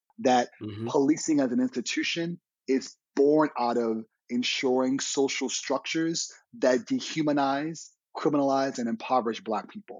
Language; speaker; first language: English; native; English